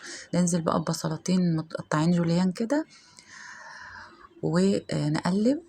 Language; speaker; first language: Arabic; native; Arabic